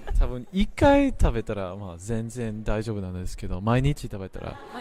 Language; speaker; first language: Japanese; non-native, fluent; English